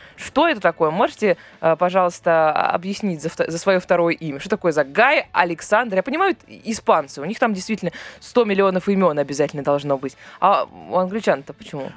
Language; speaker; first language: Russian; native; Russian